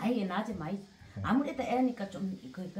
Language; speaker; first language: Korean; native; Korean